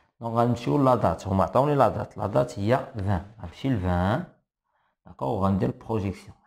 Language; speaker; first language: French; non-native, local second language; Arabic